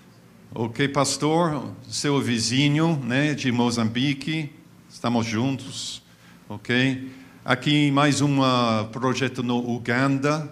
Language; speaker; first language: Portuguese; non-native, fluent; English